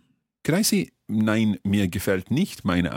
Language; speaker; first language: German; non-native, learner; English